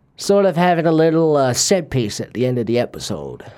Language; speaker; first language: English; native; English